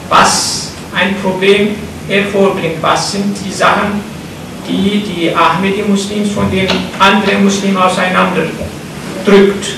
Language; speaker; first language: German; non-native, fluent; Turkish